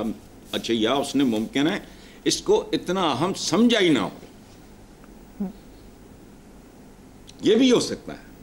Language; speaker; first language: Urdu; non-native, local second language; Punjabi